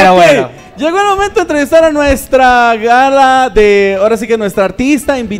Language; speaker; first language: Spanish; native; Spanish